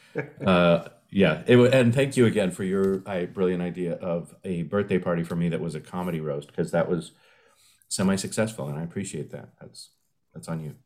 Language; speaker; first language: English; native; English